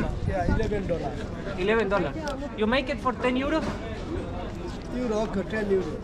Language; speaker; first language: English; non-native, learner; Spanish